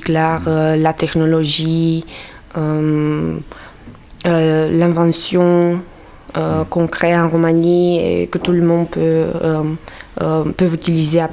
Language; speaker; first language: French; non-native, fluent; Romanian